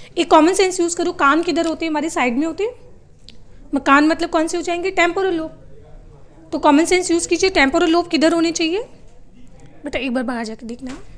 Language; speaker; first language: Hindi; native; Hindi